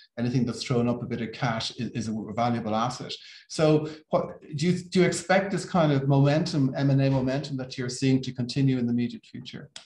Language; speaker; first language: English; native; English